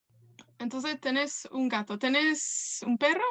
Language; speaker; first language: Spanish; non-native, fluent; Welsh